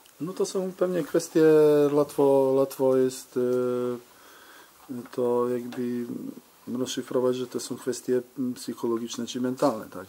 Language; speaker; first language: Polish; non-native, fluent; Serbian